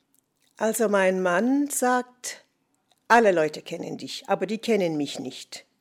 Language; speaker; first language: German; non-native, fluent; English